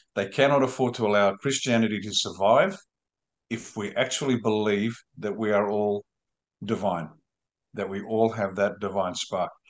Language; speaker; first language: English; native; English